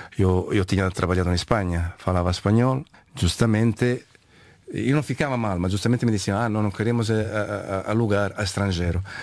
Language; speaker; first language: Portuguese; non-native, fluent; Italian